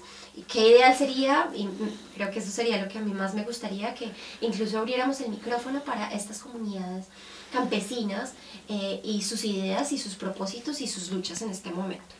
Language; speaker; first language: Spanish; native; Spanish